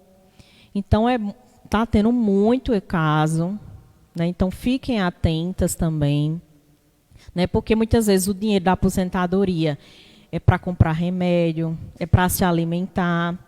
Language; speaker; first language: Portuguese; native; Portuguese